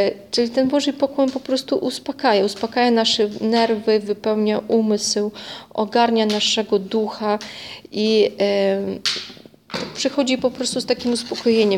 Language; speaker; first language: Polish; non-native, fluent; Russian